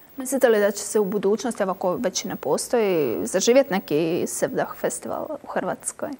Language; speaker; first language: Croatian; native; Croatian